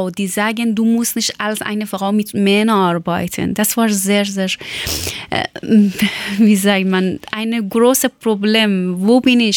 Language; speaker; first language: German; non-native, learner; Persian